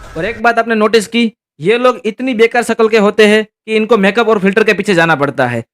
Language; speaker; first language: Hindi; native; Hindi